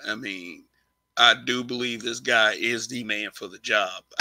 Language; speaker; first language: English; native; English